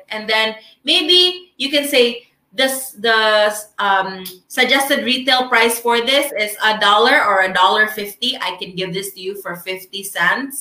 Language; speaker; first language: English; non-native, local second language; Filipino